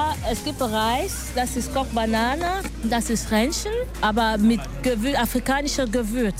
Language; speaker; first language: German; non-native, learner; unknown